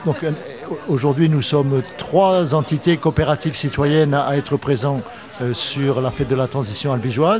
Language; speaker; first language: French; native; French